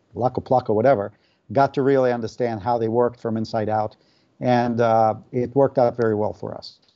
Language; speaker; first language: English; non-native, fluent; Russian